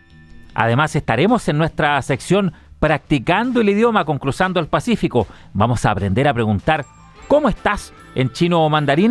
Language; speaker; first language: Spanish; native; Spanish